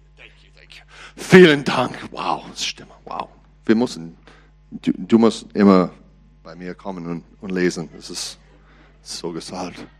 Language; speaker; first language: German; non-native, learner; English